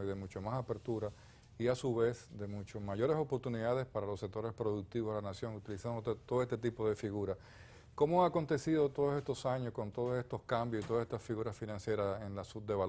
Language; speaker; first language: Spanish; native; Spanish